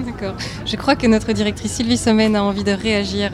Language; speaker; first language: French; native; French